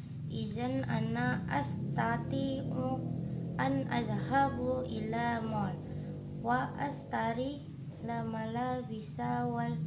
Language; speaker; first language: Arabic; non-native, learner; Indonesian